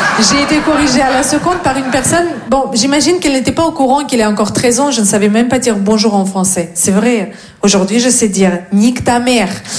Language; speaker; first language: French; non-native, fluent; Russian